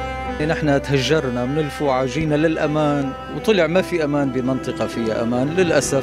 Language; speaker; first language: Arabic; native; Arabic